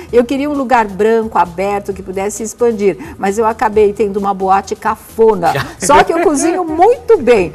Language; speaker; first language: Portuguese; native; Portuguese